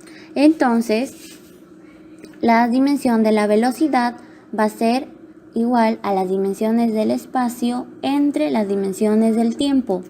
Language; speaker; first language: Spanish; native; Spanish